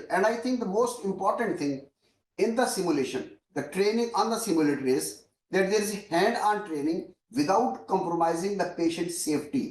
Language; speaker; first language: English; non-native, local second language; Urdu